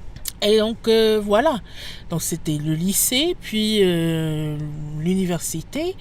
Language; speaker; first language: French; non-native, fluent; English